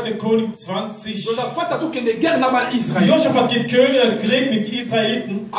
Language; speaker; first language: German; non-native, learner; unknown